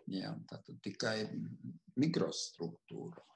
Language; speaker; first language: Latvian; native; Latvian